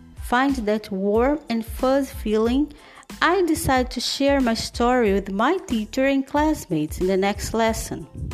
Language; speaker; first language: English; non-native, fluent; Portuguese